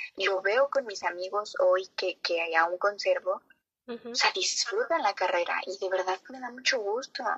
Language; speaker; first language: Spanish; native; Spanish